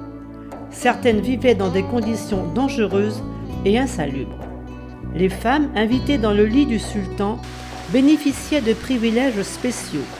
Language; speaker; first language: French; native; French